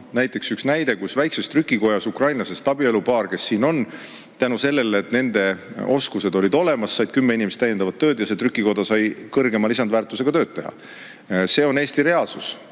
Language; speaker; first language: Estonian; native; Estonian